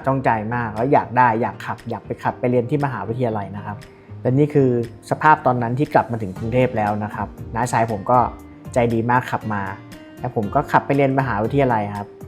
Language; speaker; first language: Thai; native; Thai